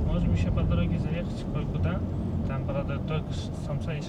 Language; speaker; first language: Russian; non-native, local second language; Uzbek